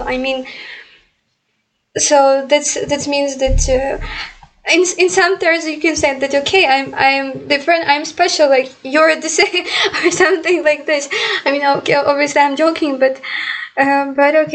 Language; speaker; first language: English; non-native, fluent; Ukrainian